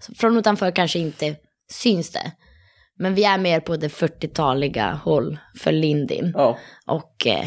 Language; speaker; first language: Swedish; non-native, fluent; Italian